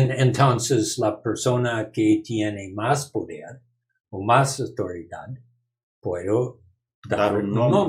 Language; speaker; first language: Spanish; non-native, learner; English